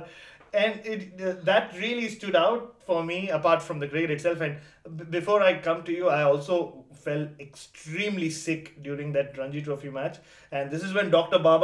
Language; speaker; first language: English; non-native, local second language; Tamil